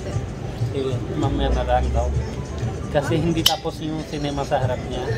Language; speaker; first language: Filipino; non-native, learner; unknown